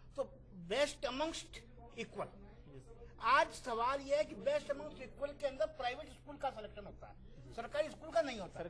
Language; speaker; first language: Hindi; native; Hindi